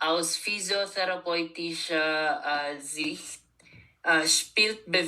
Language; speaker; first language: German; non-native, learner; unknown